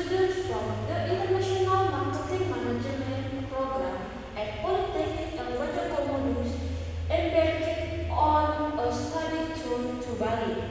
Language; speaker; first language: English; non-native, learner; Indonesian